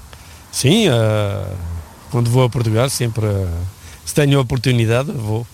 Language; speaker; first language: Portuguese; early bilingual, heritage; Portuguese